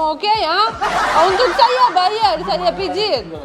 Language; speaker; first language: Indonesian; non-native, learner; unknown